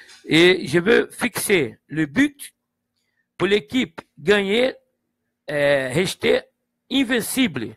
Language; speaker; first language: French; non-native, fluent; Portuguese